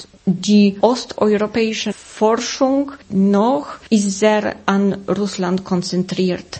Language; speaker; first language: German; non-native, fluent; Polish